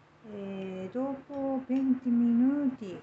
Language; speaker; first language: Italian; non-native, learner; Japanese